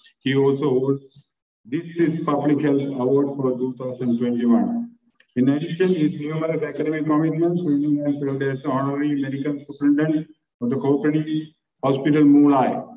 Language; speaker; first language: English; non-native, local second language; Tamil